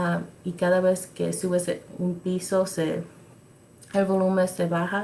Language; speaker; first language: Spanish; early bilingual, other home language; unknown